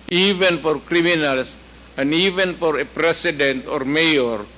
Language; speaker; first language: English; non-native, local second language; Filipino